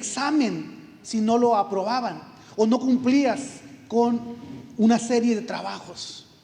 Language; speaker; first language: Spanish; native; Spanish